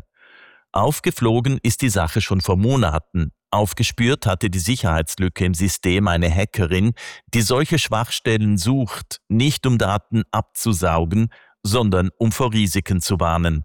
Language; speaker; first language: German; native; German